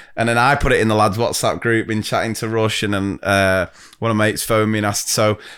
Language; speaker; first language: English; native; English